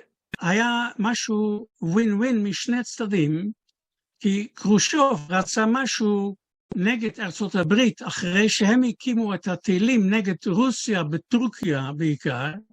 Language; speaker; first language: Hebrew; non-native, fluent; Dutch